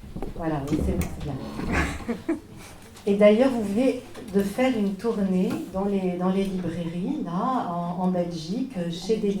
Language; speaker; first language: French; native; French